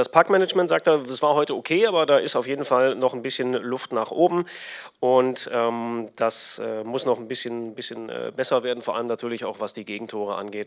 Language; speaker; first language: German; native; German